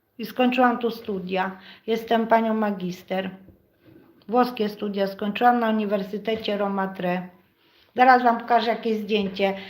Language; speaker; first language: Polish; native; Polish